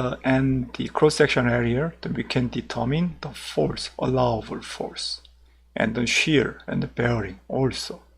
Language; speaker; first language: English; non-native, fluent; Korean